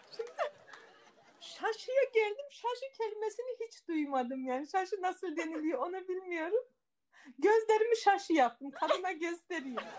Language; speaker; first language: Turkish; native; Turkish